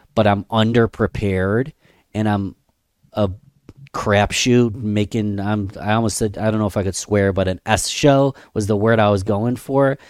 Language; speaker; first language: English; native; English